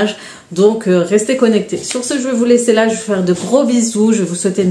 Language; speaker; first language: French; native; French